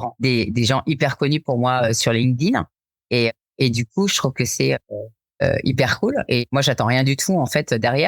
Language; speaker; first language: French; native; French